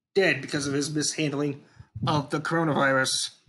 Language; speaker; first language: English; native; English